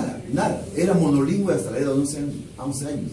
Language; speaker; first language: Spanish; non-native, local second language; Shipibo-Conibo